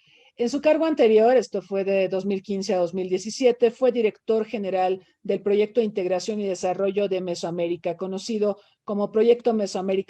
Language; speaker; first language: Spanish; native; Spanish